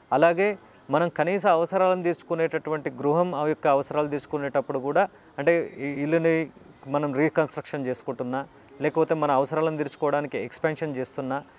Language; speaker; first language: Telugu; native; Telugu